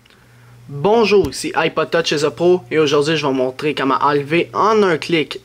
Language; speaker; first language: French; native; French